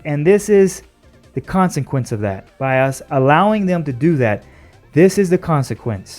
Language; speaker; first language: English; native; English